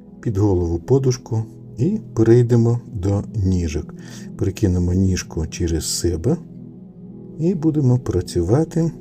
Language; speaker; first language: Ukrainian; native; Ukrainian